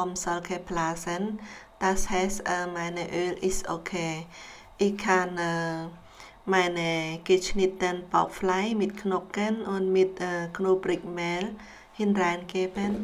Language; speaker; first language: German; non-native, learner; Khmer